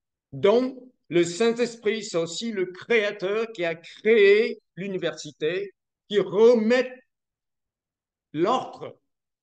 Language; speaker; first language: French; non-native, fluent; Vietnamese